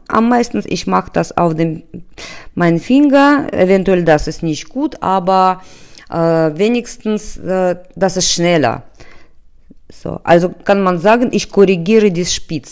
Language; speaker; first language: German; non-native, learner; Russian